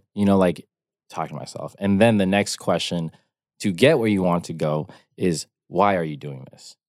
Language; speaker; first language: English; native; English